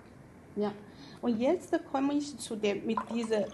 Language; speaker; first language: German; non-native, fluent; Chinese